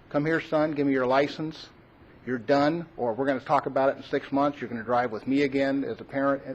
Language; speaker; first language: English; native; English